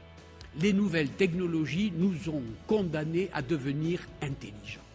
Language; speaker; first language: French; native; French